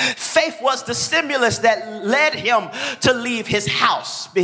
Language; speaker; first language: English; native; English